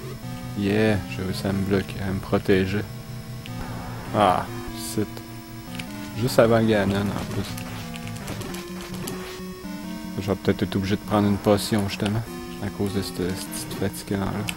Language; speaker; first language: French; native; French